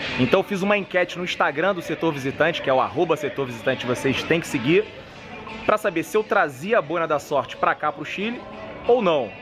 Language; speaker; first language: Portuguese; native; Portuguese